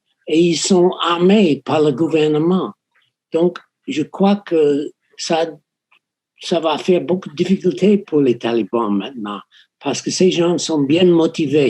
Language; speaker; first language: French; non-native, fluent; English